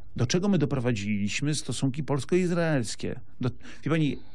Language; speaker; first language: Polish; native; Polish